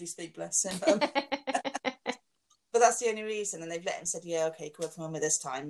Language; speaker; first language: English; native; English